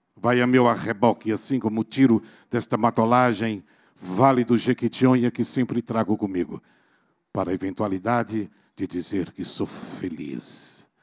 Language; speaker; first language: Portuguese; native; Portuguese